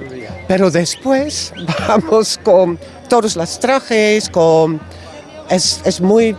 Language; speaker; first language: Spanish; non-native, learner; Dutch